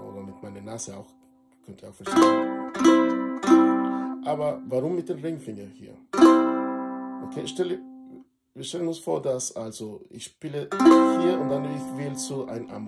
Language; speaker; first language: German; non-native, fluent; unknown